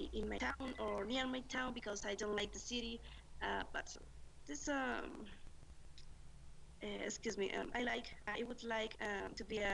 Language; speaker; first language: English; non-native, learner; Spanish